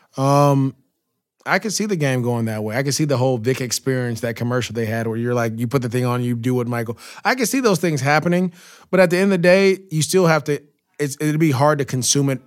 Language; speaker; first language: English; native; English